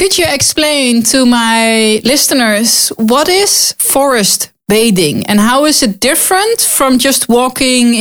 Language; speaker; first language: English; non-native, learner; Dutch